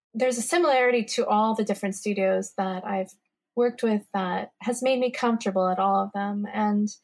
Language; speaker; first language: English; native; English